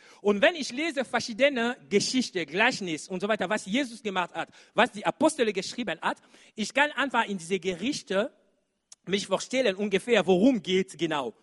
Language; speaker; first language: German; non-native, fluent; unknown